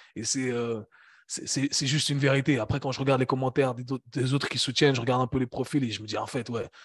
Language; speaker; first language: French; native; French